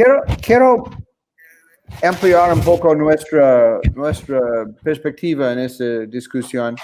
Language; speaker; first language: Spanish; non-native, fluent; English